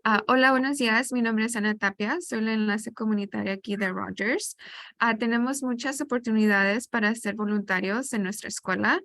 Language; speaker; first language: Spanish; early bilingual, heritage; Spanish